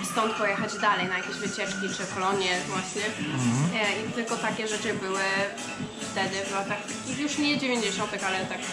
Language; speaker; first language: Polish; early bilingual, heritage; Polish